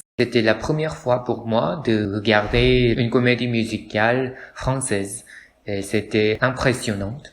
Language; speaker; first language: French; non-native, learner; Korean